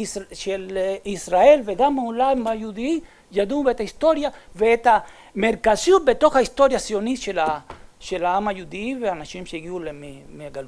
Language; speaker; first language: Hebrew; non-native, fluent; Spanish